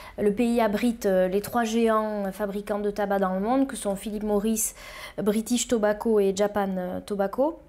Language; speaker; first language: French; native; French